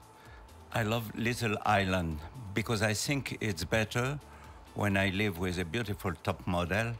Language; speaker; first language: English; non-native, learner; French